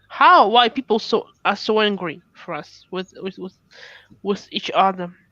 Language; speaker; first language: English; non-native, fluent; Russian